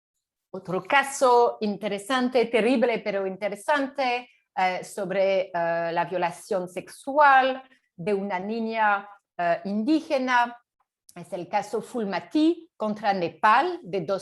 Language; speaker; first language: Spanish; non-native, fluent; French